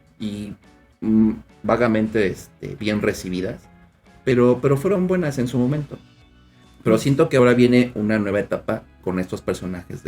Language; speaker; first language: Spanish; native; Spanish